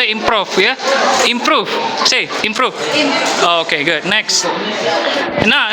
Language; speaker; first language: English; non-native, fluent; Indonesian